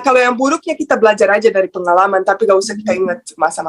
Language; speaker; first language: Indonesian; non-native, fluent; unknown